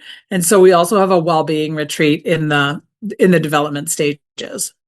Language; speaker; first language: English; native; English